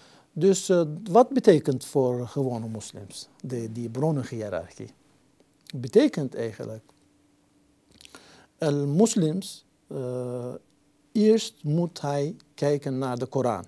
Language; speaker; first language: Dutch; non-native, fluent; Turkish